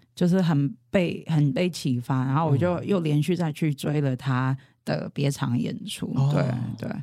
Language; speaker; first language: Chinese; non-native, local second language; Hakka Chinese